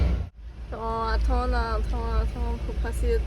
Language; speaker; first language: French; non-native, learner; Chinese